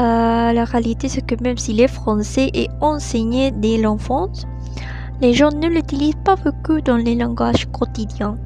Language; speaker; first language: French; non-native, learner; Spanish